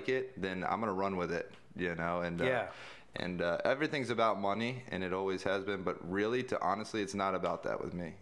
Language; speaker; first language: English; native; English